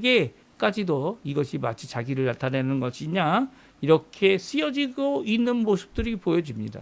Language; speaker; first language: Korean; native; Korean